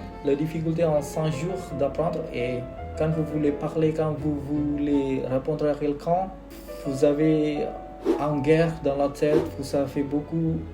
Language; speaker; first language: French; non-native, learner; Indonesian